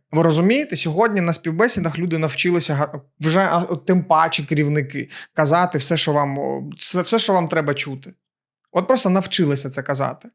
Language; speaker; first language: Ukrainian; non-native, local second language; Russian